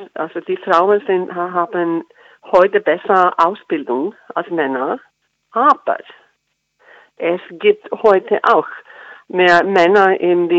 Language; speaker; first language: German; non-native, fluent; Icelandic